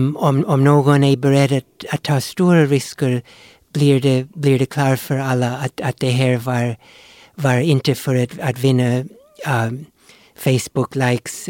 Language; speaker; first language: Swedish; non-native, fluent; English